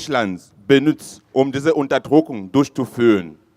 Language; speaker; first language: German; non-native, fluent; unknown